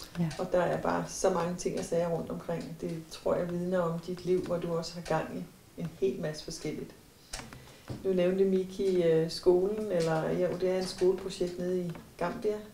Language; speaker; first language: Danish; native; Danish